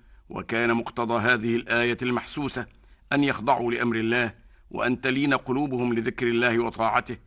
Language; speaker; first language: Arabic; native; Arabic